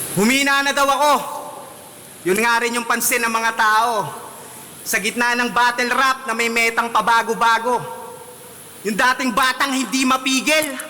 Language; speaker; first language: Filipino; native; Filipino